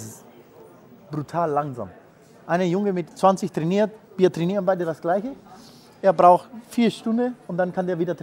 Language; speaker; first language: German; non-native, fluent; Spanish